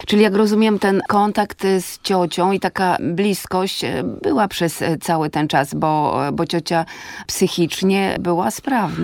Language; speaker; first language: Polish; native; Polish